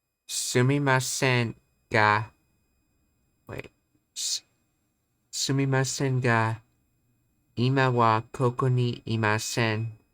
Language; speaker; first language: Japanese; non-native, learner; English